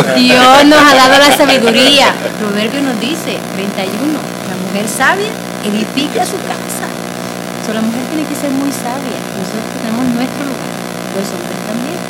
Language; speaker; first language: Spanish; native; Spanish